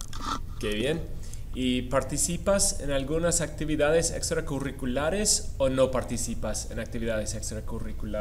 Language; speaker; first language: Spanish; non-native, fluent; English